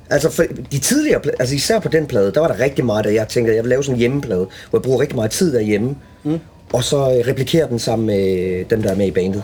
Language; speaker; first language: Danish; early bilingual, other home language; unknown